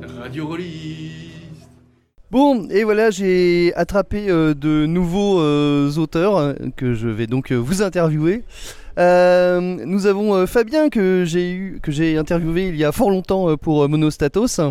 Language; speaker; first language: French; native; French